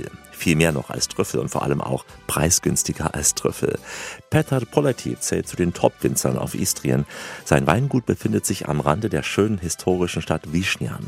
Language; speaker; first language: German; native; German